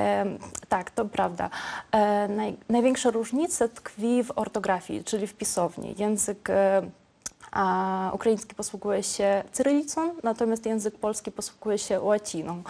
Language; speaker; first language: Polish; non-native, local second language; Ukrainian